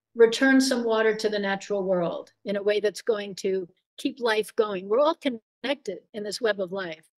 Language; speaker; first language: English; native; English